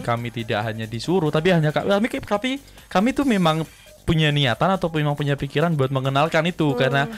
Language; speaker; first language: Indonesian; native; Indonesian